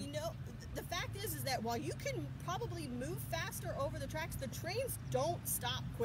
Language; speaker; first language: English; native; English